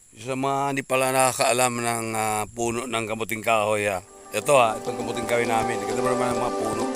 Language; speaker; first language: Filipino; non-native, local second language; Cebuano